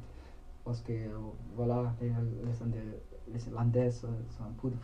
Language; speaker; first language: French; non-native, learner; Spanish